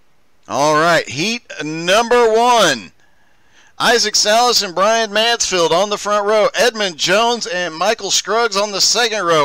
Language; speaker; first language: English; native; English